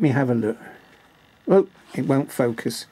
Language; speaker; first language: English; native; English